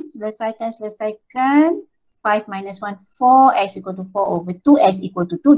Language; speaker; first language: English; non-native, local second language; Malay